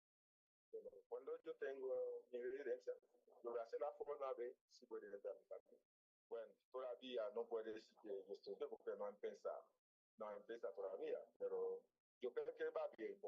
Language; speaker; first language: Spanish; non-native, learner; Haitian Creole